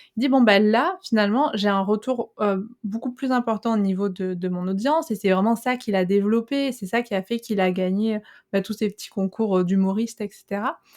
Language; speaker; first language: French; native; French